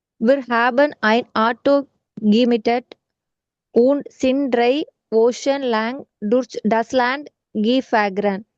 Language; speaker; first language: German; non-native, learner; Tamil